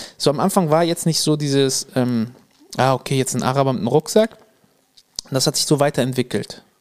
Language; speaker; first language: German; early bilingual, other home language; Arabic